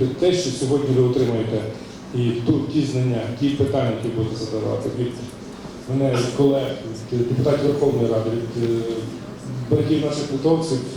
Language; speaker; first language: Ukrainian; native; Ukrainian